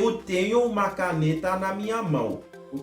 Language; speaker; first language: Portuguese; non-native, fluent; Haitian Creole